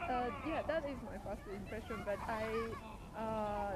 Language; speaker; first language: English; non-native, learner; Japanese